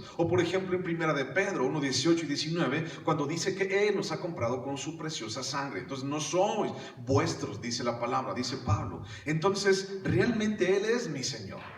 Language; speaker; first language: Spanish; native; Spanish